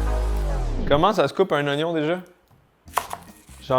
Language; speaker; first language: French; native; French